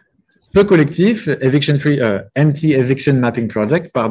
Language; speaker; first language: French; native; French